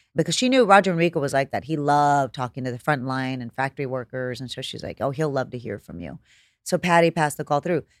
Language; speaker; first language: English; native; English